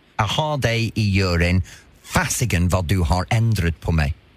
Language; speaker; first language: Swedish; non-native, fluent; English